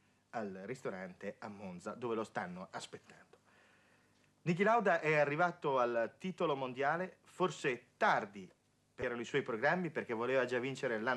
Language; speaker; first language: Italian; native; Italian